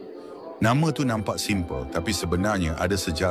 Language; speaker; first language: Malay; native; Malay